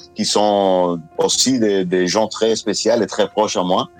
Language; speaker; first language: French; non-native, fluent; Spanish